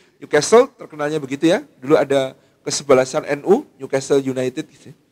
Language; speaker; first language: Indonesian; native; Indonesian